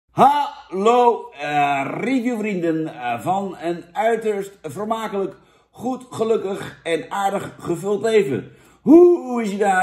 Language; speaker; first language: Dutch; native; Dutch